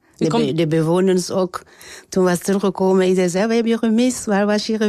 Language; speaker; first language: Dutch; non-native, learner; French